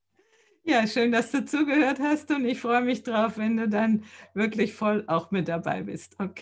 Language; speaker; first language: German; native; German